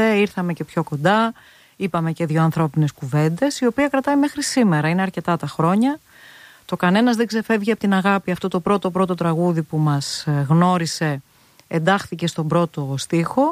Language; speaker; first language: Greek; native; Greek